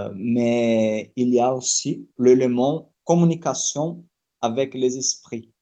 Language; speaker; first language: French; non-native, fluent; Portuguese